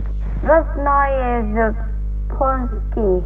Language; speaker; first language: Russian; non-native, learner; Vietnamese